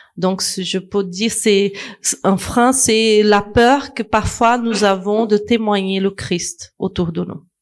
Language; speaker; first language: French; non-native, fluent; Portuguese